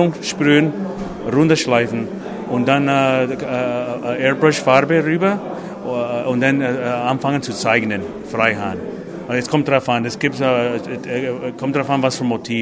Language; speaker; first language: German; non-native, fluent; English